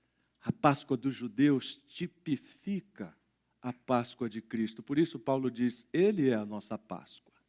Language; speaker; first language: Portuguese; native; Portuguese